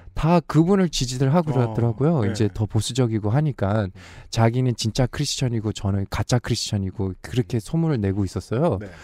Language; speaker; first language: Korean; early bilingual, heritage; Korean